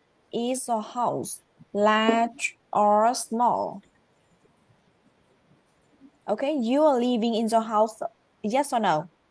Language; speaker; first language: English; non-native, learner; Vietnamese